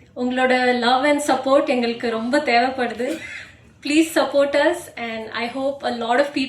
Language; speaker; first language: Tamil; non-native, local second language; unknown